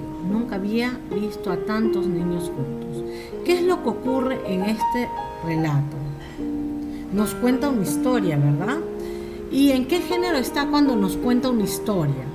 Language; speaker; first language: Spanish; native; Spanish